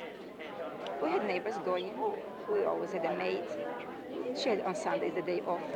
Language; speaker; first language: English; non-native, fluent; Yiddish